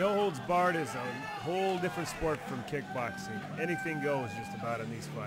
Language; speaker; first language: English; native; English